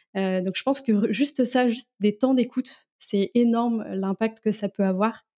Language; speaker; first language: French; native; French